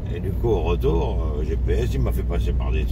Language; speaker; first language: French; native; French